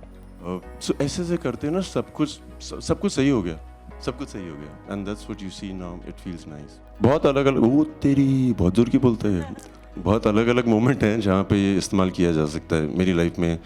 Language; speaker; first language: Hindi; native; Hindi